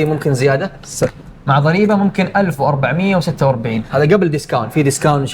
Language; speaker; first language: Arabic; native; Arabic